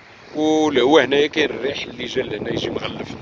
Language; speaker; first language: Arabic; native; Arabic